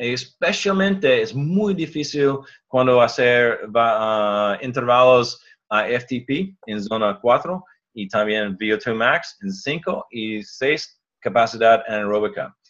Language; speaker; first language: Spanish; non-native, learner; English